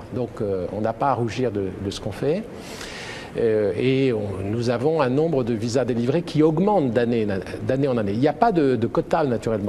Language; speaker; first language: French; native; French